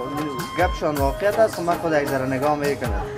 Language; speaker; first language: Persian; native; Persian